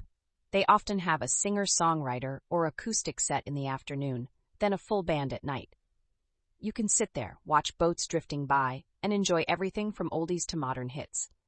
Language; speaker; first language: English; native; English